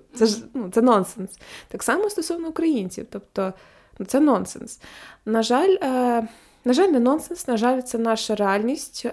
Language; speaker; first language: Ukrainian; native; Ukrainian